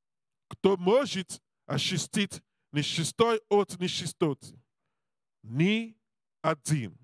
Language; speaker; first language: Russian; non-native, learner; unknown